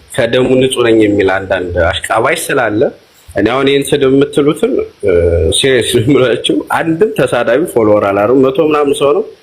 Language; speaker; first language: Amharic; native; Amharic